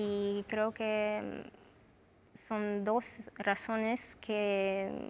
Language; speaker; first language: Spanish; non-native, fluent; Romanian